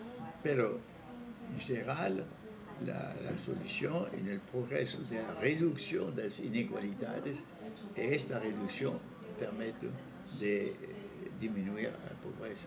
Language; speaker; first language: Spanish; non-native, fluent; French